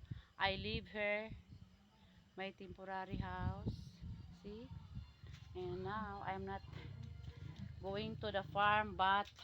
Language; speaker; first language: English; non-native, learner; Filipino